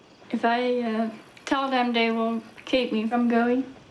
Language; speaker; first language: English; early bilingual, other home language; Pennsylvania German